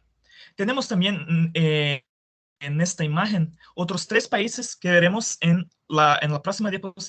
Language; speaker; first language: Spanish; non-native, fluent; Portuguese